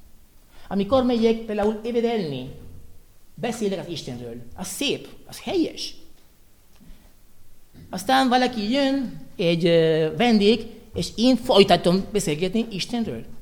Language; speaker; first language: Hungarian; non-native, learner; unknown